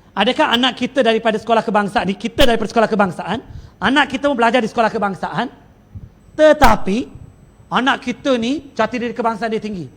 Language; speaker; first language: Malay; non-native, local second language; Tamil